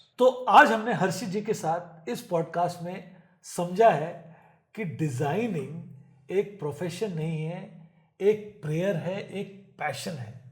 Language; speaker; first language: Hindi; native; Hindi